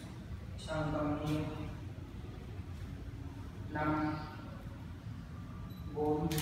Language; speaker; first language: Vietnamese; non-native, learner; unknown